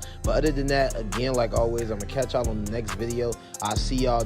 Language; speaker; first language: English; native; English